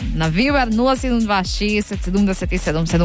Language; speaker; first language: Macedonian; native; Macedonian